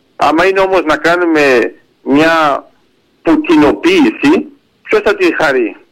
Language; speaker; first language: Greek; early bilingual, heritage; Greek